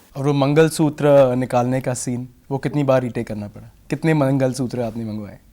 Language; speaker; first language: Hindi; native; Hindi